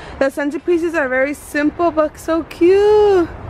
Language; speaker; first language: English; early bilingual, other home language; Spanish